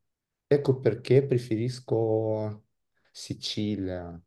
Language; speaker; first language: Italian; non-native, learner; Russian